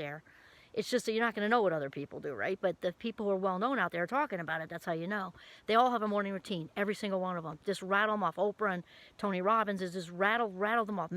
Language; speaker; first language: English; native; English